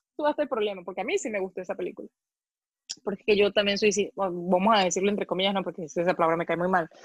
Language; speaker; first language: Spanish; native; Spanish